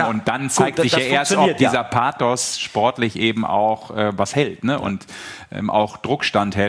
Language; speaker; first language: German; native; German